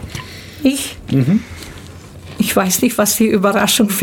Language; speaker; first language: German; early bilingual, other home language; Turkish